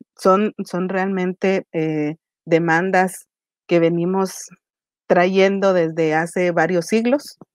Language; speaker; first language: Spanish; native; Spanish